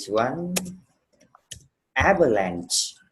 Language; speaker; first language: English; non-native, fluent; Vietnamese